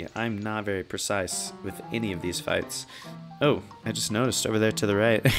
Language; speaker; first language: English; native; English